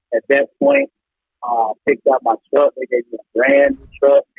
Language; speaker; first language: English; native; English